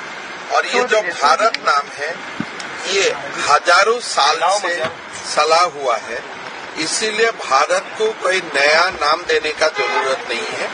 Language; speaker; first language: Hindi; non-native, local second language; Bangla